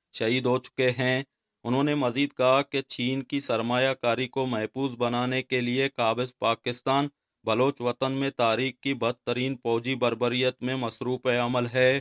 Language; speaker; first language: Urdu; non-native, local second language; Baluchi